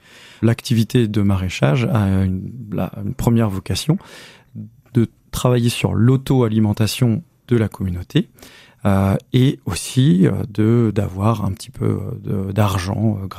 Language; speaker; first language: French; native; French